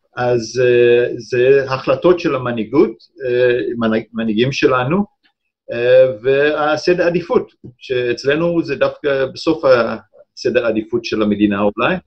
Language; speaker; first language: Hebrew; non-native, fluent; English